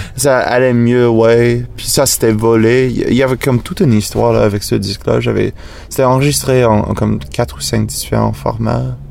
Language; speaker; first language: French; non-native, fluent; English